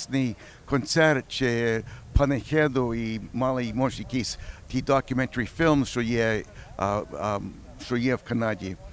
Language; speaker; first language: Ukrainian; early bilingual, heritage; Ukrainian